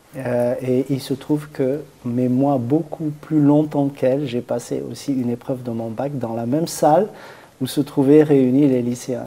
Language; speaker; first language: French; native; French